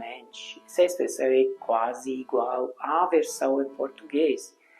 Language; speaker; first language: Portuguese; non-native, fluent; Hungarian